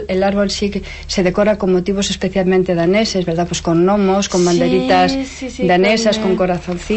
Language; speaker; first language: Spanish; native; Spanish